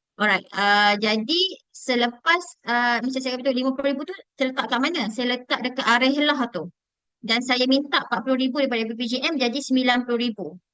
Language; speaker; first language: Malay; native; Malay